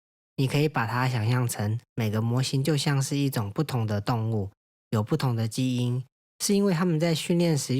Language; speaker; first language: Chinese; native; Chinese